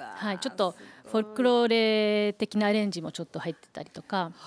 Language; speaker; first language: Japanese; early bilingual, heritage; Spanish